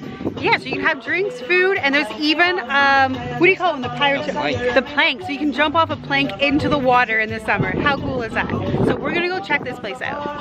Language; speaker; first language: English; native; English